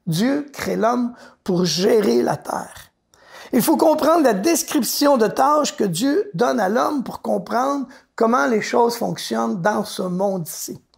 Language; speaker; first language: French; native; French